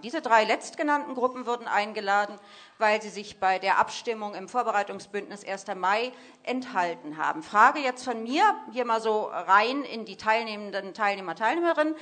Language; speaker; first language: German; native; German